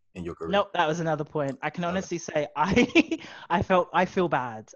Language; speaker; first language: English; native; English